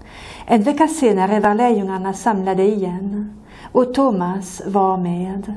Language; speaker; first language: Swedish; non-native, fluent; French